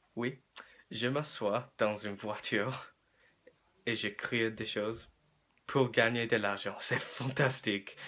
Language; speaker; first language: French; non-native, learner; English